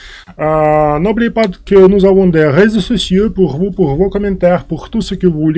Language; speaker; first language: French; non-native, fluent; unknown